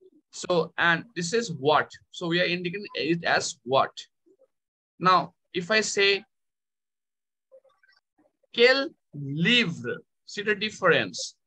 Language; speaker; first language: English; non-native, local second language; Bangla